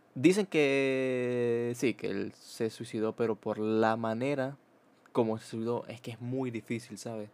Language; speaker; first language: Spanish; native; Spanish